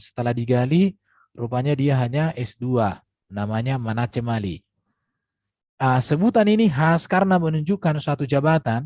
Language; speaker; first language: Indonesian; native; Indonesian